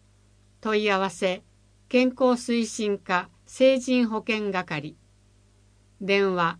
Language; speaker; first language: Japanese; native; Japanese